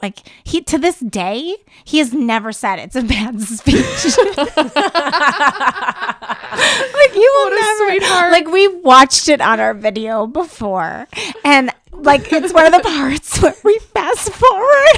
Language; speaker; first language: English; native; English